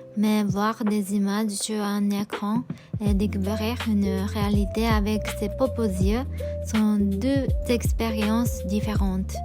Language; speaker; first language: French; non-native, fluent; Japanese